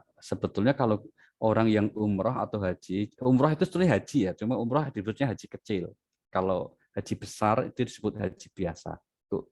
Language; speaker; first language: Indonesian; native; Indonesian